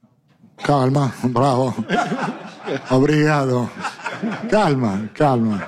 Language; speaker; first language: Portuguese; non-native, learner; Italian